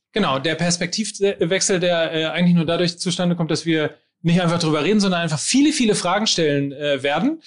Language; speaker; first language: German; native; German